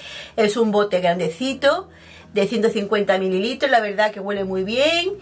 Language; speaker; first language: Spanish; native; Spanish